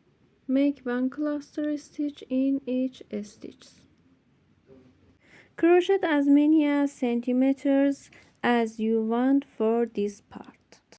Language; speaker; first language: English; non-native, learner; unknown